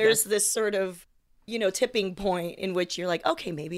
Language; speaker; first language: English; native; English